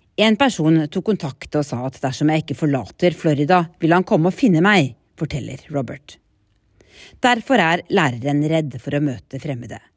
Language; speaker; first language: Norwegian; native; Norwegian